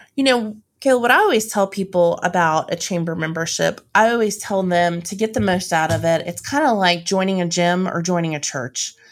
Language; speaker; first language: English; native; English